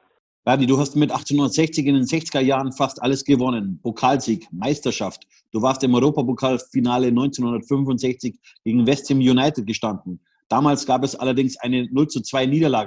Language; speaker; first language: German; native; German